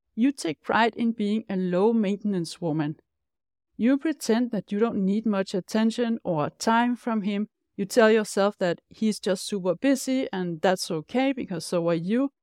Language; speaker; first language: English; non-native, fluent; Danish